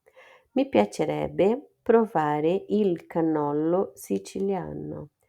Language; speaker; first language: Italian; non-native, fluent; Portuguese